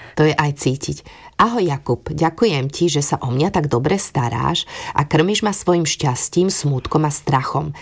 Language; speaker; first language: Slovak; native; Slovak